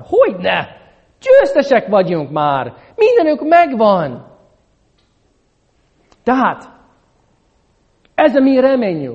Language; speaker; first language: Hungarian; non-native, fluent; English